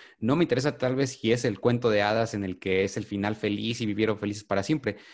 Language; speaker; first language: Spanish; native; Spanish